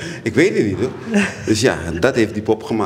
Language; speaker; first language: Dutch; native; Dutch